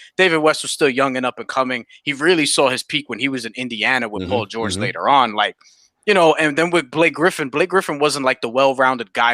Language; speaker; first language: English; native; English